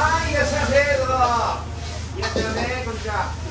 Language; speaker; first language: Japanese; native; Japanese